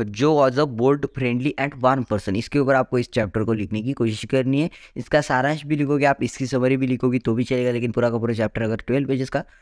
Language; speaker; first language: Hindi; non-native, local second language; Marathi